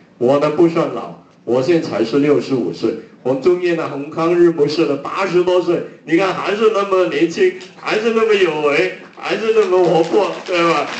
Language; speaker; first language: Chinese; non-native, local second language; Cantonese